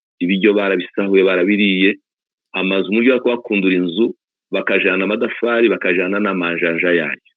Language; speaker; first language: Kinyarwanda; native; Kinyarwanda